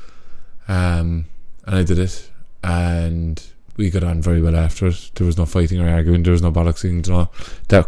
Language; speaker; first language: English; native; English